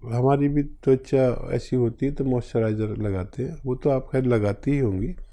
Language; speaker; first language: Hindi; native; Hindi